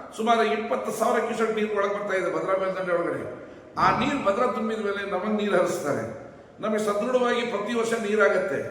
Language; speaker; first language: Kannada; non-native, local second language; Lambadi